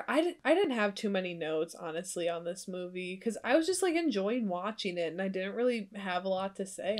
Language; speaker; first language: English; native; English